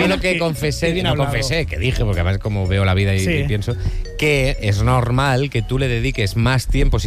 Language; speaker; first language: Spanish; native; Spanish